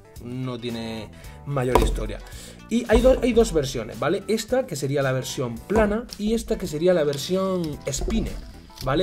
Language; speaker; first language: Spanish; native; Spanish